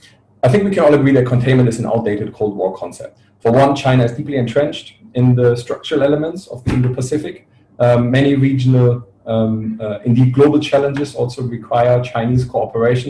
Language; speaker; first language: English; non-native, fluent; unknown